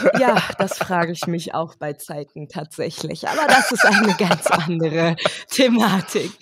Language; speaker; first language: German; early bilingual, other home language; Turkish